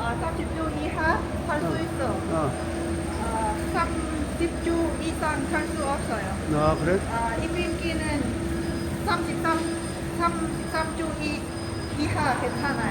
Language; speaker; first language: Korean; non-native, learner; Lao